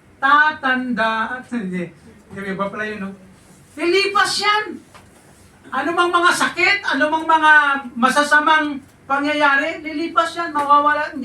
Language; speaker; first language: Filipino; non-native, local second language; Hiligaynon